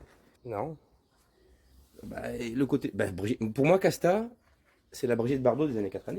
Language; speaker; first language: French; native; French